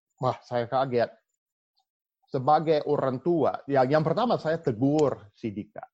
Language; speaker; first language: Indonesian; non-native, fluent; English